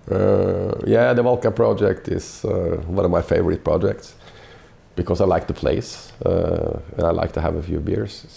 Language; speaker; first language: English; non-native, fluent; Norwegian